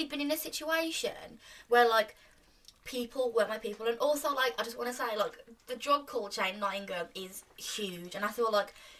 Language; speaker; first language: English; native; English